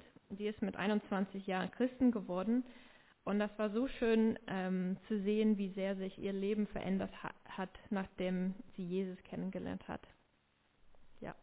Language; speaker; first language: German; non-native, fluent; English